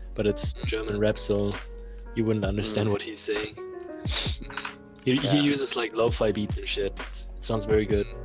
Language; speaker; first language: English; non-native, fluent; German